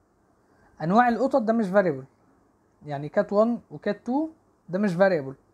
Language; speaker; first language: Arabic; native; Arabic